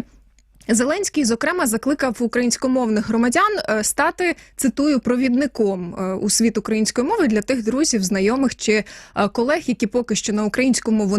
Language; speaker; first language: Ukrainian; native; Ukrainian